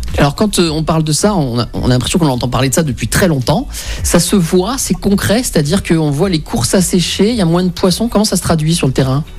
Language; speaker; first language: French; native; French